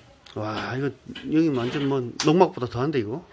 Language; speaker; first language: Korean; native; Korean